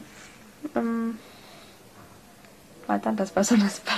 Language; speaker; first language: Spanish; non-native, learner; English